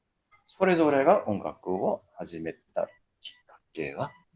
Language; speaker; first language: Japanese; non-native, fluent; English